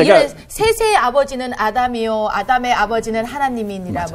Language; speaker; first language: Korean; native; Korean